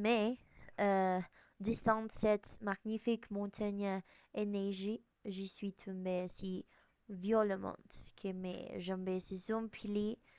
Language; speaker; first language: French; non-native, learner; Spanish